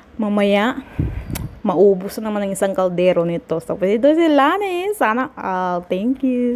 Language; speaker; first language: Filipino; non-native, local second language; Maguindanaon